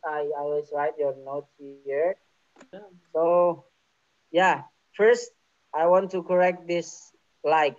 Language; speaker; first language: English; non-native, fluent; Indonesian